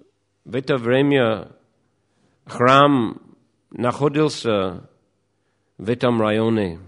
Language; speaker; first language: Russian; non-native, fluent; English